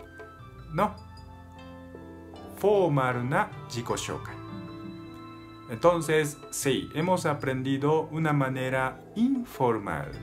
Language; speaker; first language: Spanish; non-native, learner; Japanese